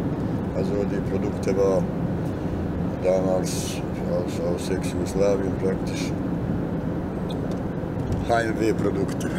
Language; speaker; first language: German; non-native, learner; Bosnian